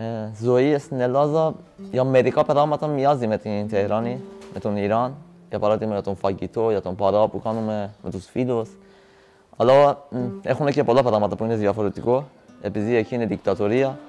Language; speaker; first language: Greek; non-native, learner; Persian